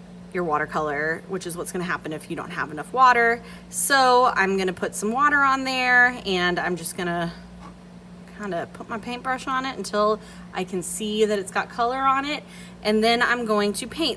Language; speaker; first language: English; native; English